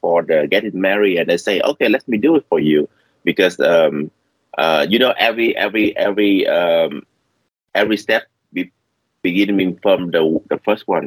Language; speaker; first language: English; non-native, learner; Vietnamese